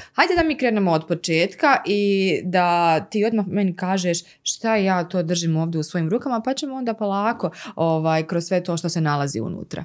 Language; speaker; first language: Croatian; native; Croatian